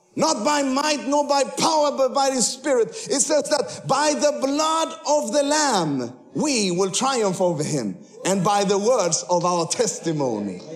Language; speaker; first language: English; early bilingual, heritage; Spanish